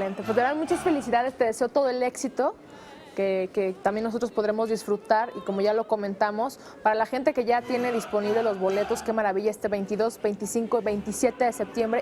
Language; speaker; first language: Spanish; native; Spanish